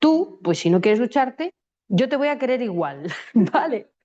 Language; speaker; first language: Spanish; native; Spanish